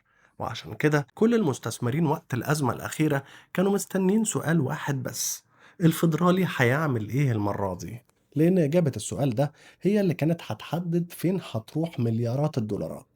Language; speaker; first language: Arabic; native; Arabic